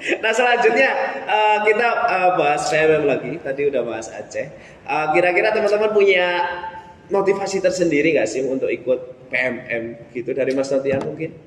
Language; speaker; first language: Indonesian; native; Indonesian